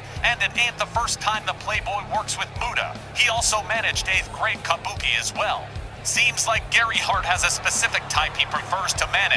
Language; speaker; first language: English; native; English